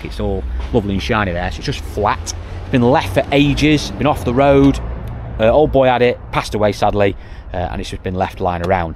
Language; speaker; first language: English; native; English